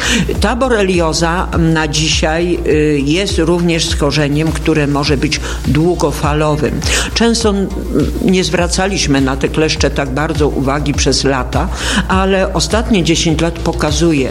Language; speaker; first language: Polish; native; Polish